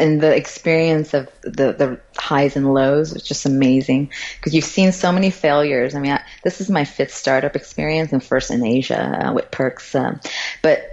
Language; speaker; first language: English; early bilingual, other home language; Cantonese